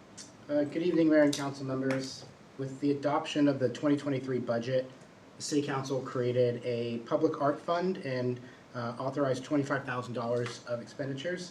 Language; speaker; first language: English; native; English